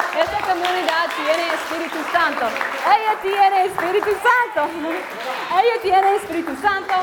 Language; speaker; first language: Spanish; non-native, learner; English